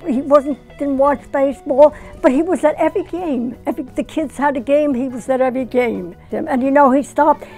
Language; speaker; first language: English; native; English